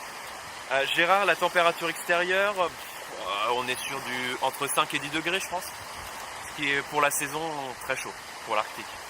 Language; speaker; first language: French; native; French